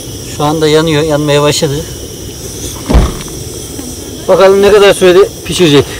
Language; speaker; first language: Turkish; native; Turkish